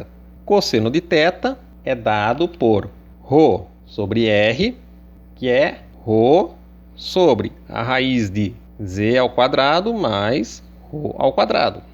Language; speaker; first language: Portuguese; native; Portuguese